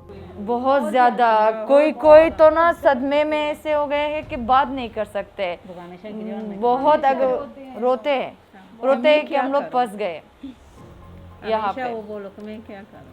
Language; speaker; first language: Hindi; non-native, fluent; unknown